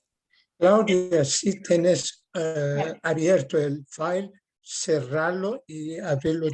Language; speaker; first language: Spanish; non-native, fluent; Persian